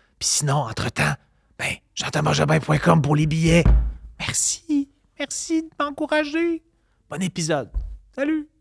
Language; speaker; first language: French; native; French